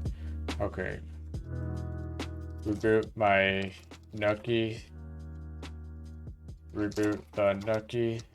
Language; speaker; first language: English; native; English